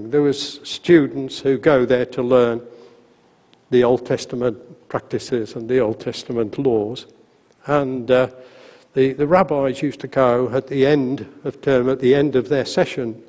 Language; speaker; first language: English; native; English